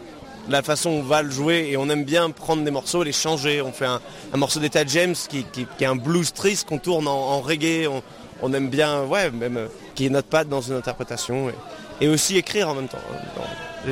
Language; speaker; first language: French; native; French